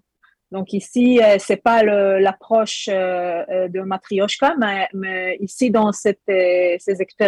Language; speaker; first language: French; non-native, learner; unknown